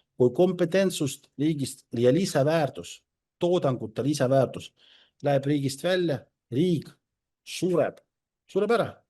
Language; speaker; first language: Estonian; non-native, local second language; Russian